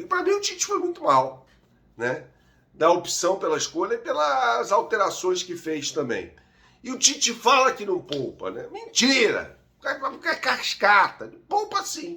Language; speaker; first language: Portuguese; native; Portuguese